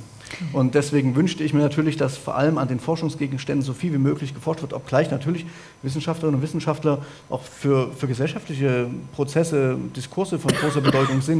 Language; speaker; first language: German; native; German